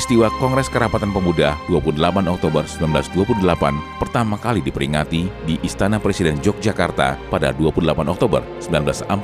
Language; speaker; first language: Indonesian; native; Indonesian